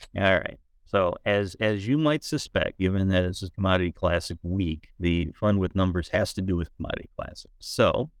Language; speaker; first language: English; native; English